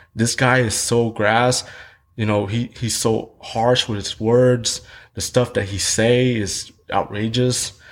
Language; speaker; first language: English; early bilingual, other home language; Vietnamese